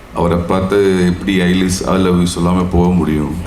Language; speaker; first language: Tamil; non-native, learner; Malayalam